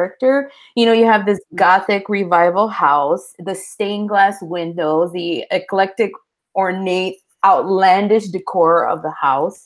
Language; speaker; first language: English; early bilingual, other home language; Spanish